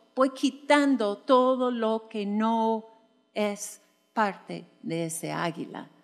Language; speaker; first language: Spanish; non-native, fluent; English